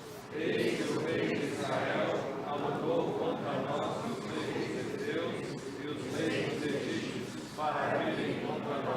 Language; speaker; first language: Portuguese; native; Portuguese